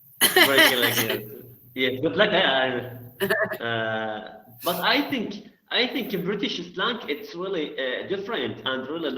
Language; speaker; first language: English; non-native, learner; Arabic